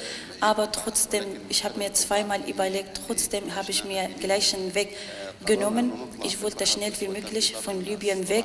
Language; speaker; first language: German; non-native, learner; Arabic